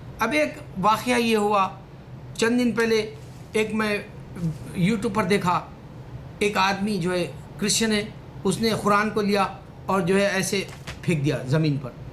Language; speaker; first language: Urdu; native; Urdu